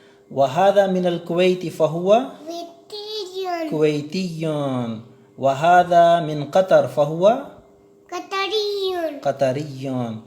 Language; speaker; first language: Arabic; non-native, fluent; Urdu